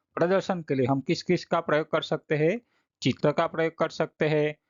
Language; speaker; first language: Hindi; non-native, local second language; Gujarati